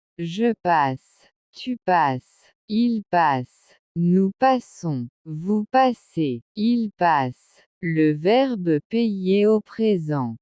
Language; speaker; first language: French; non-native, local second language; Arabic